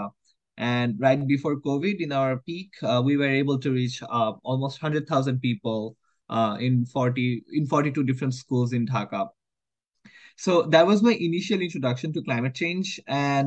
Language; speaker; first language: English; non-native, local second language; Bangla